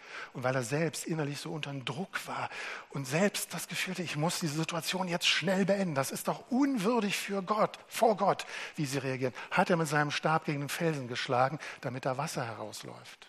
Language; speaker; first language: German; native; German